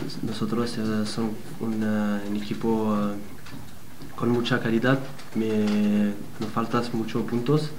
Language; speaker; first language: Spanish; non-native, learner; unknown